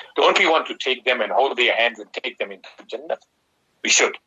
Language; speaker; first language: English; native; English